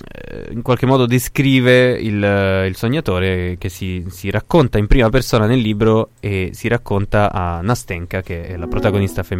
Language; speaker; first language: Italian; native; Italian